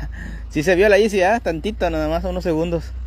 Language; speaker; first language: Spanish; native; Spanish